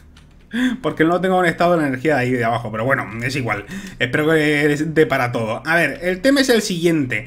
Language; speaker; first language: Spanish; native; Spanish